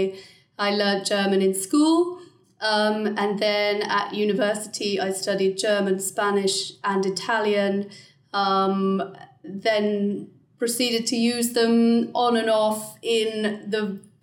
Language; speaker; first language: English; native; English